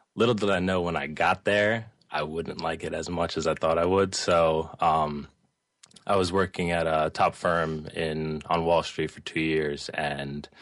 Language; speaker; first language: English; native; English